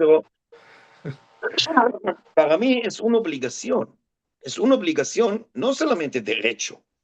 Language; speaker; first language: Spanish; non-native, fluent; Hebrew